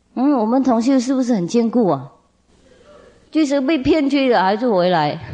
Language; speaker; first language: Chinese; non-native, fluent; Vietnamese